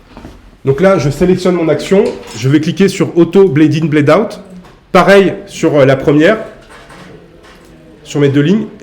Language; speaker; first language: French; native; French